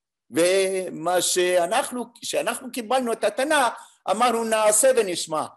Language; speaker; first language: Hebrew; non-native, fluent; French